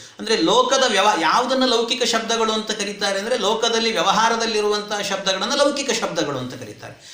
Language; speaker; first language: Kannada; native; Kannada